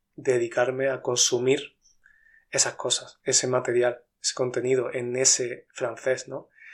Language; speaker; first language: Spanish; native; Spanish